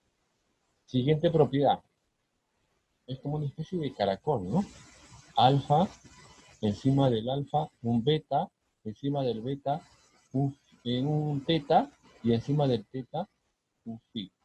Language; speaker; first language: Spanish; native; Spanish